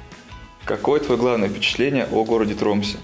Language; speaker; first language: Russian; native; Russian